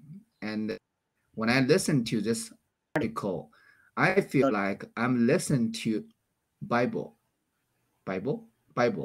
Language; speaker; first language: English; non-native, learner; Chinese